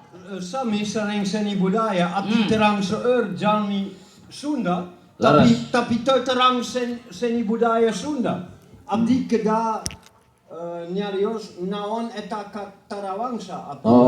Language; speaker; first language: Sundanese; non-native, learner; Dutch